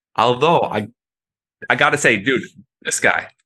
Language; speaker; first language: English; native; English